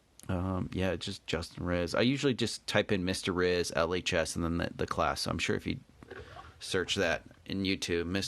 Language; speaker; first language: English; native; English